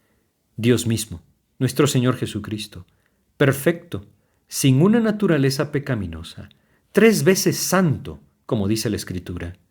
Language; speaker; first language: Spanish; native; Spanish